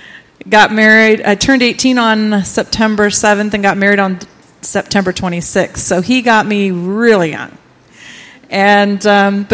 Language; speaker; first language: English; native; English